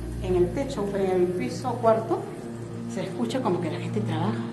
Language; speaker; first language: Spanish; native; Spanish